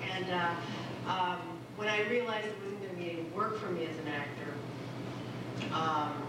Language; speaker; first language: English; non-native, local second language; Filipino